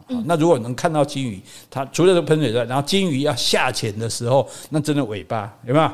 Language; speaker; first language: Chinese; native; Chinese